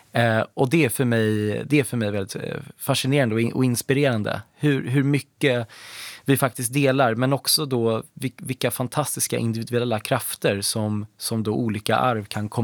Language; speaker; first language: Swedish; native; Swedish